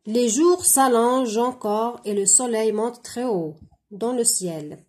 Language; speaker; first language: French; non-native, local second language; Arabic